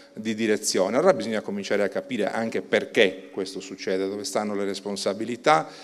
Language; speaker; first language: Italian; native; Italian